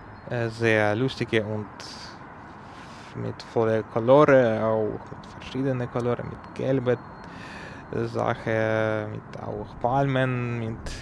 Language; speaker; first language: German; non-native, learner; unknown